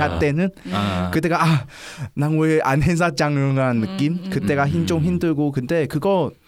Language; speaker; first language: Korean; non-native, learner; Chinese